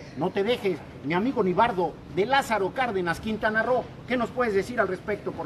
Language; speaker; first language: Spanish; native; Spanish